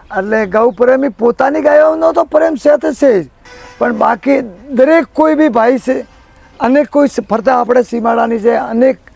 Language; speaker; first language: Gujarati; native; Gujarati